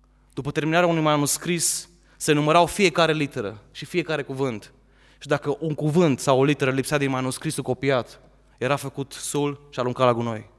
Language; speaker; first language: Romanian; native; Romanian